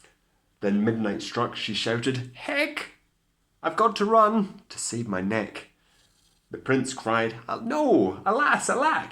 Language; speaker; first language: English; native; English